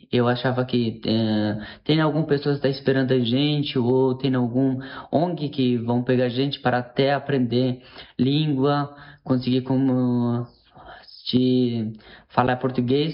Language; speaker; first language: Portuguese; non-native, learner; Persian